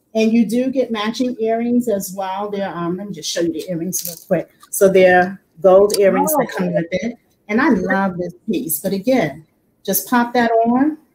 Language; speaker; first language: English; native; English